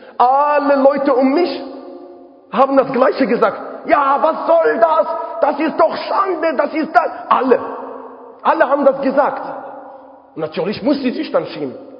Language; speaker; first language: German; non-native, fluent; Arabic